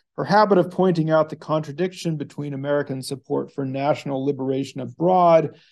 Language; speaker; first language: English; native; English